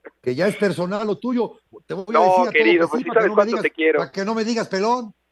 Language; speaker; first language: Spanish; native; Spanish